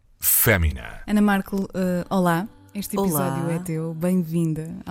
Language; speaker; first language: Portuguese; native; Portuguese